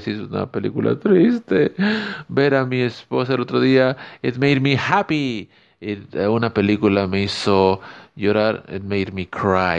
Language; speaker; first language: Spanish; native; Spanish